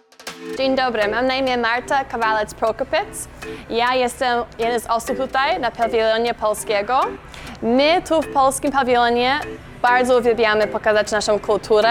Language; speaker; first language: Polish; early bilingual, heritage; Polish